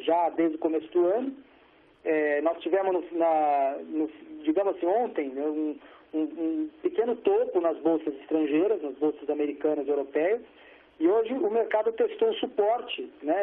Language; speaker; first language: Portuguese; native; Portuguese